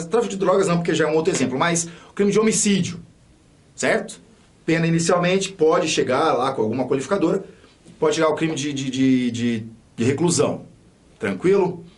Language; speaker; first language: Portuguese; native; Portuguese